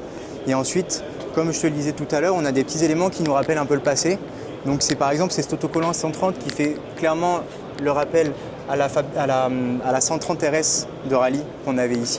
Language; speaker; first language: French; native; French